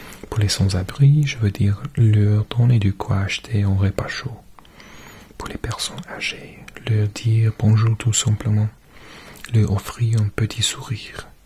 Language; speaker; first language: French; non-native, fluent; English